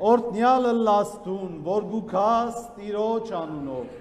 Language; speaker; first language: Armenian; native; Armenian